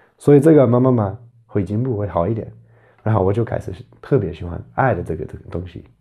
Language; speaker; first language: Chinese; non-native, fluent; English